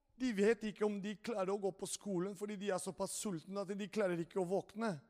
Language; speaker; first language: Norwegian; non-native, fluent; Spanish